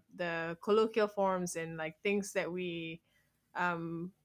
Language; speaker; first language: English; native; English